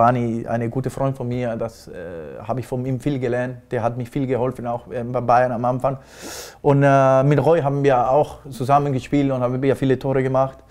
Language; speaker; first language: German; non-native, fluent; Spanish